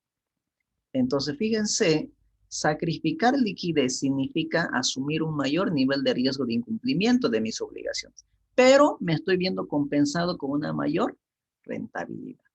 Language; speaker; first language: Spanish; native; Spanish